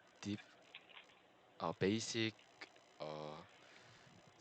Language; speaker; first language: English; non-native, learner; Korean